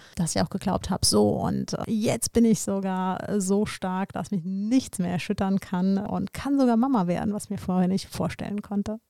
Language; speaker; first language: German; native; German